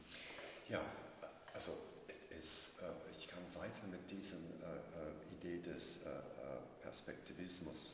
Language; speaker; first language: German; non-native, fluent; English